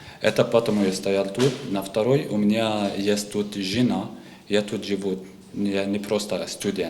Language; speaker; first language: Russian; non-native, learner; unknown